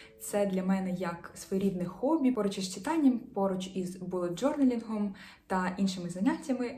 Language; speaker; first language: Ukrainian; native; Ukrainian